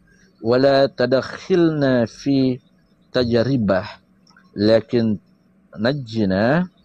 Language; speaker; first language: Arabic; non-native, learner; Indonesian